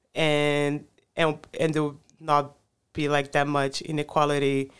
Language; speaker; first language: English; non-native, fluent; Portuguese